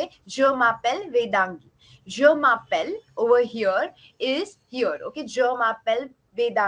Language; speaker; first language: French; non-native, learner; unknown